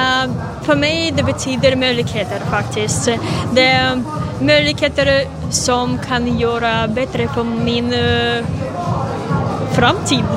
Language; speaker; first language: Swedish; non-native, learner; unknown